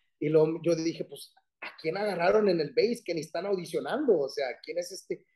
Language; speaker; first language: Spanish; early bilingual, heritage; Spanish